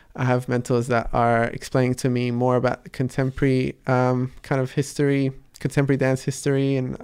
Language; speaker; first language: English; early bilingual, other home language; Arabic